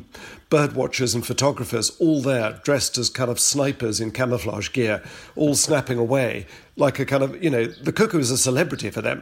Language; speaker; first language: English; native; English